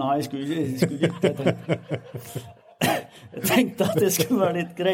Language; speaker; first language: Norwegian; native; Norwegian